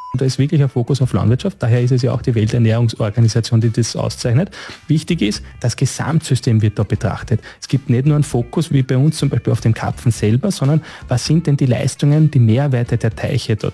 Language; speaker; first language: German; native; German